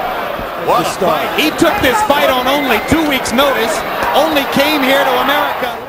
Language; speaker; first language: English; native; English